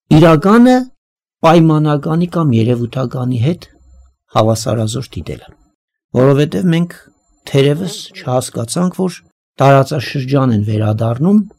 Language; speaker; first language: Armenian; native; Armenian